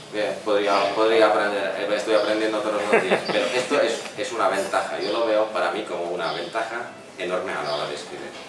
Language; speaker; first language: Spanish; non-native, fluent; Czech